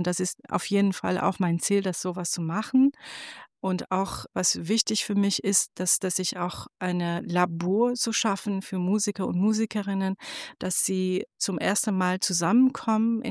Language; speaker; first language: German; non-native, fluent; Persian